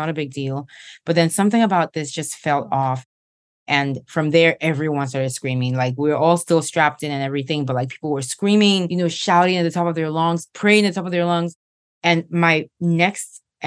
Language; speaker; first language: English; non-native, local second language; Igbo